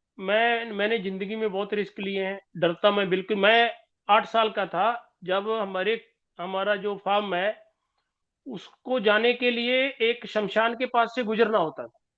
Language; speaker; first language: Hindi; non-native, local second language; Punjabi